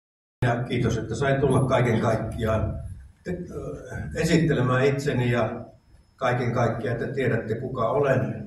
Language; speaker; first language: Finnish; native; Finnish